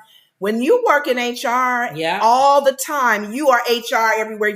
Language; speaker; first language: English; native; English